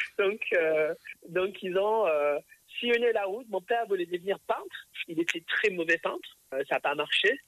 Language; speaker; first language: French; early bilingual, other home language; English